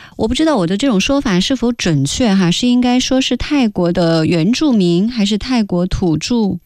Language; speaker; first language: Chinese; native; Chinese